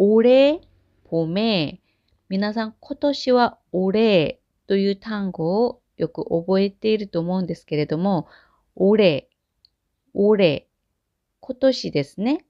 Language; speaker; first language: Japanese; non-native, fluent; Korean